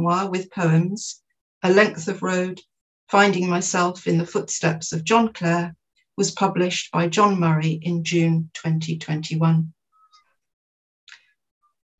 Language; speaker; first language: English; native; English